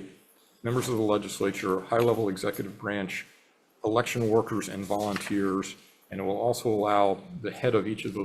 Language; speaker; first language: English; native; English